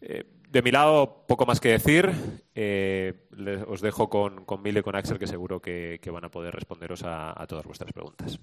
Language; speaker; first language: Spanish; native; Spanish